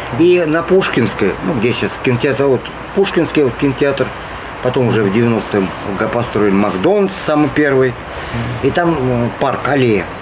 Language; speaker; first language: Russian; native; Russian